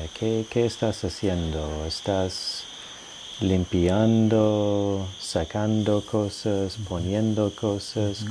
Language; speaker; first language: Spanish; non-native, learner; English